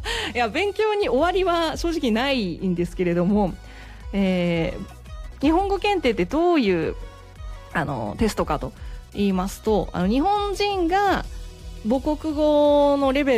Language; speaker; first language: Japanese; native; Japanese